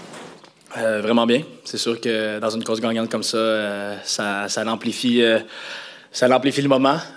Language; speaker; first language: French; native; French